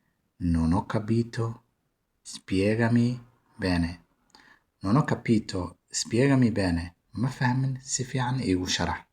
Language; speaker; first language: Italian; non-native, fluent; Somali